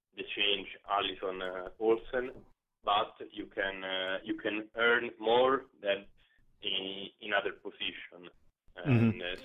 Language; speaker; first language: English; non-native, learner; Italian